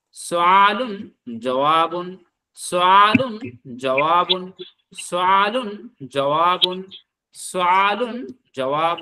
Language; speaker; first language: Arabic; non-native, fluent; Bangla